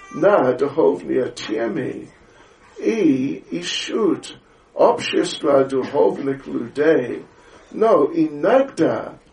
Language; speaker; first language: Russian; non-native, learner; English